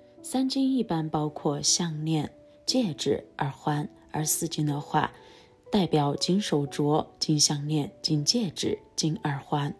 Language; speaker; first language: Chinese; native; Chinese